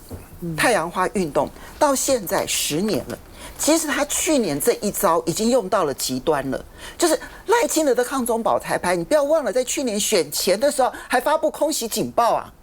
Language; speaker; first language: Chinese; native; Chinese